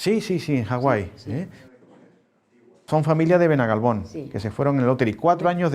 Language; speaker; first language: Spanish; native; Spanish